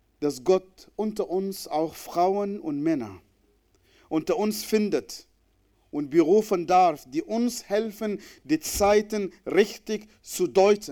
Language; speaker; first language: German; non-native, fluent; Arabic